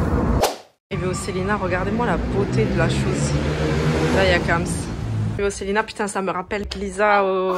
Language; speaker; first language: French; native; French